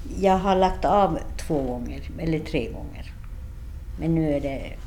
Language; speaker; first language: Swedish; early bilingual, other home language; Finnish